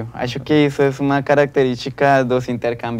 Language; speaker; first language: Portuguese; non-native, learner; Spanish